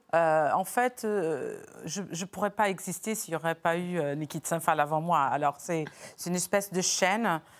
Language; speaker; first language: French; non-native, fluent; Portuguese